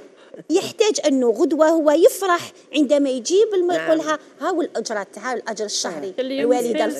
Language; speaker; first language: Arabic; native; Arabic